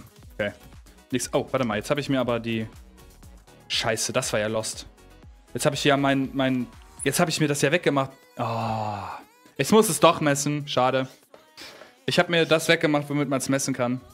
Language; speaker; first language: German; native; German